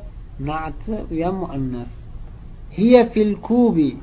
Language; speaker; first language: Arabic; non-native, fluent; Uzbek